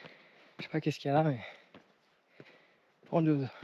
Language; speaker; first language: French; native; French